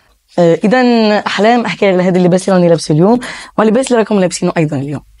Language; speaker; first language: Arabic; native; Arabic